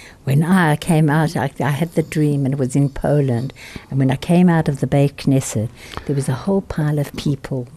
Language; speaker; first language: English; native; English